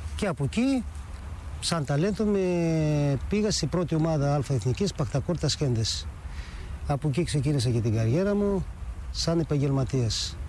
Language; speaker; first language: Greek; early bilingual, heritage; Greek